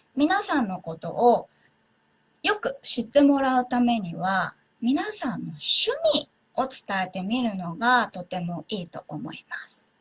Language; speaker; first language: Japanese; native; Japanese